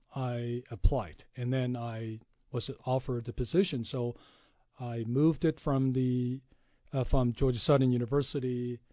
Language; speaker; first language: English; non-native, fluent; Chinese